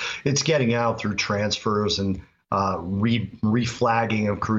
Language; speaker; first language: English; native; English